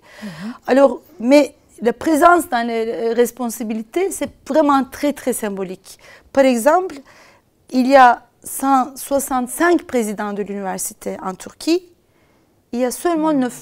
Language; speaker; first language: French; non-native, fluent; Turkish